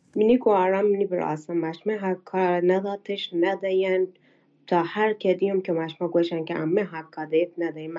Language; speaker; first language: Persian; non-native, local second language; Baluchi